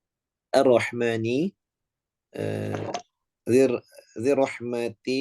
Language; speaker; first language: Arabic; non-native, learner; Indonesian